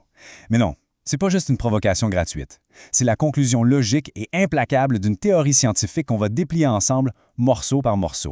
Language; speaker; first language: French; native; French